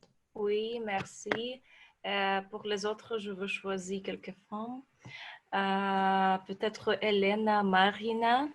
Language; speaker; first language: French; non-native, learner; Russian